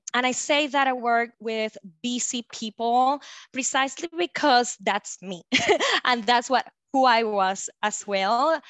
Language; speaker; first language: English; non-native, fluent; Spanish